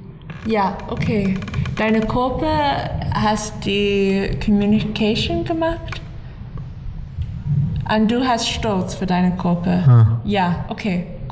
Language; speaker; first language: German; non-native, learner; English